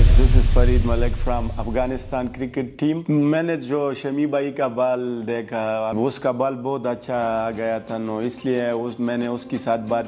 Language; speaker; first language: Hindi; non-native, learner; Pashto